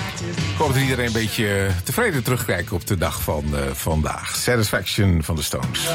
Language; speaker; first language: Dutch; native; Dutch